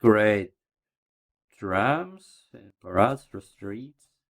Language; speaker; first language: English; non-native, learner; Ukrainian